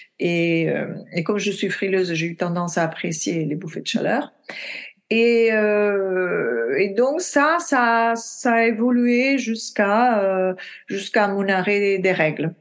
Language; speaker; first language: French; non-native, fluent; Italian